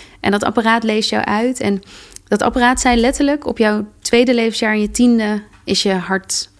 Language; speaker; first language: Dutch; native; Dutch